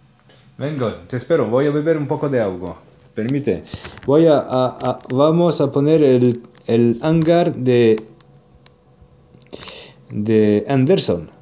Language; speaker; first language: Spanish; non-native, learner; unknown